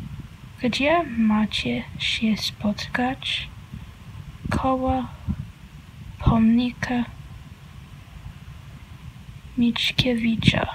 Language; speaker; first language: Polish; non-native, learner; English